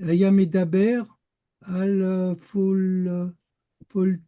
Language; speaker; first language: Hebrew; non-native, learner; French